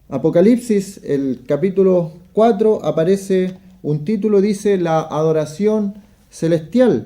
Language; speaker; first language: Spanish; native; Spanish